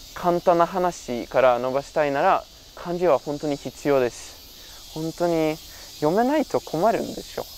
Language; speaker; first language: Japanese; non-native, fluent; Norwegian